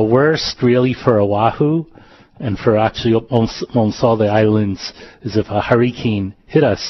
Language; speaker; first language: English; native; English